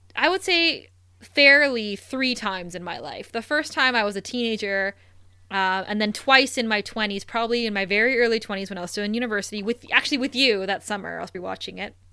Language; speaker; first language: English; native; English